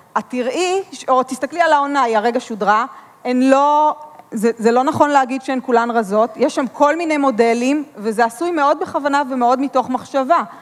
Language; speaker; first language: Hebrew; native; Hebrew